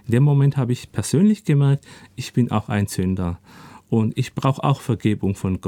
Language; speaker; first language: German; early bilingual, other home language; Turkish